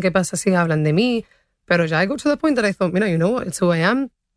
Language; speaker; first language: English; early bilingual, other home language; Spanish